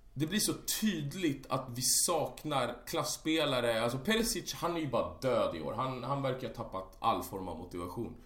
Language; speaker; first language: Swedish; native; Swedish